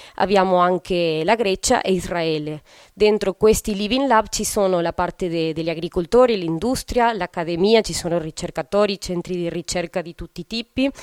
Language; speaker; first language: Italian; non-native, fluent; Spanish